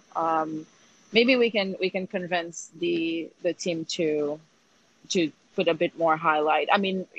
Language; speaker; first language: English; early bilingual, other home language; Haitian Creole